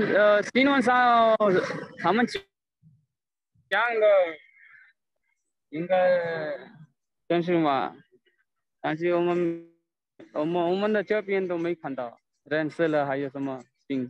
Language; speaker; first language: Chinese; non-native, learner; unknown